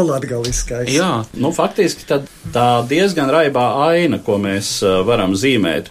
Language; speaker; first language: Latvian; native; Latvian